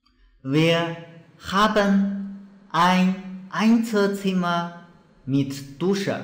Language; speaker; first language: German; non-native, fluent; Chinese